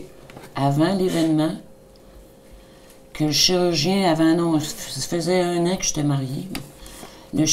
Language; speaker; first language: French; native; French